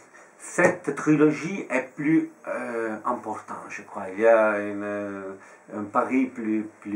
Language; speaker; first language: French; non-native, fluent; Italian